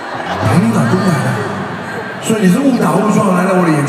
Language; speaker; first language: Chinese; native; Chinese